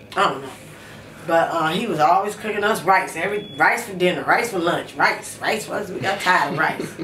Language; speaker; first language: English; native; English